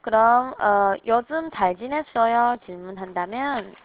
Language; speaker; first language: Korean; non-native, fluent; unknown